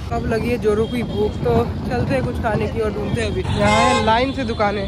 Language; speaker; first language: Hindi; native; Hindi